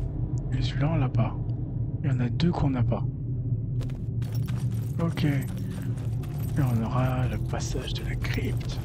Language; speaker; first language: French; native; French